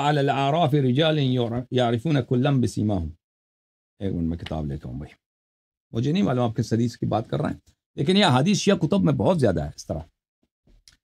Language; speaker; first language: Urdu; non-native, fluent; Persian